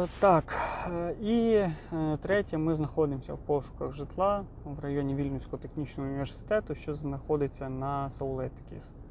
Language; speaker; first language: Ukrainian; non-native, local second language; Russian